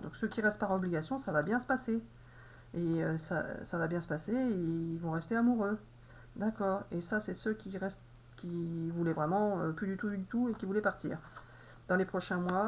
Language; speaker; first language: French; native; French